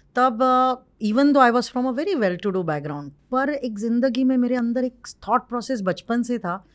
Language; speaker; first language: Hindi; non-native, local second language; Marwari